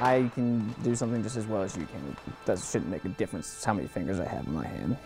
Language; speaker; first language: English; native; English